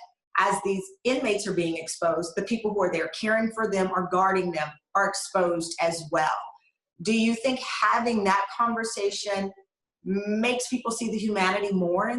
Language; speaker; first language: English; native; English